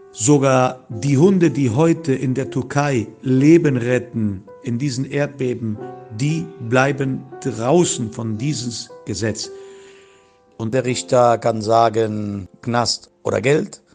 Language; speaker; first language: German; non-native, fluent; Spanish